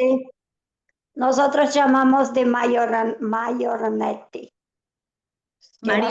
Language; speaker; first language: Spanish; non-native, fluent; Portuguese